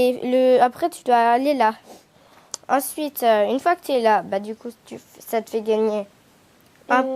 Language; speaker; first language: French; native; French